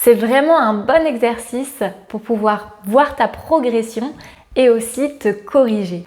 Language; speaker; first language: French; native; French